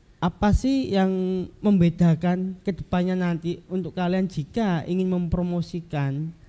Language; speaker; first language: Indonesian; native; Indonesian